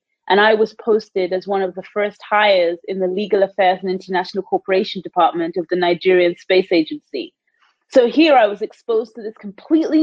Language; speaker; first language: English; native; English